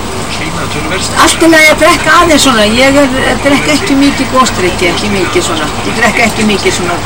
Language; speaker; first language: Icelandic; non-native, learner; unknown